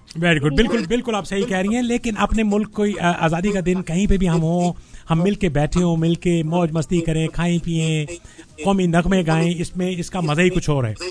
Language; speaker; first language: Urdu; native; Urdu